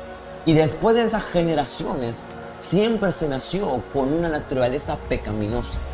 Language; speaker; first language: Spanish; native; Spanish